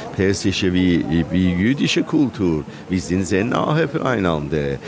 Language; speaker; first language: German; non-native, learner; Persian